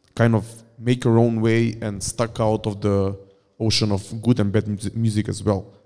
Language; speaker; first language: English; non-native, fluent; Macedonian